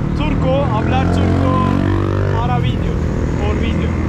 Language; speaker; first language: Spanish; non-native, learner; Turkish